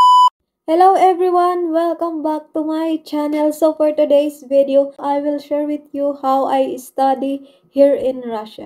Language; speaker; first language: English; non-native, local second language; Waray